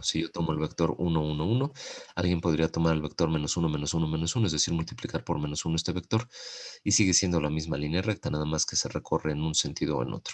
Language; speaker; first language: Spanish; native; Spanish